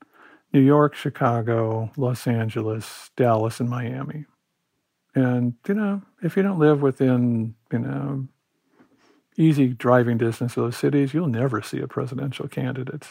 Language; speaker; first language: English; native; English